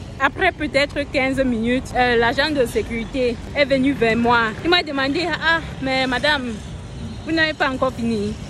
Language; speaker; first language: French; non-native, local second language; English